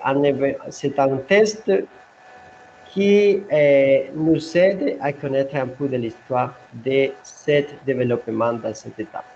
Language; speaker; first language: French; non-native, learner; Spanish